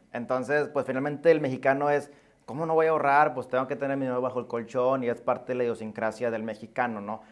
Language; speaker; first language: Spanish; native; Spanish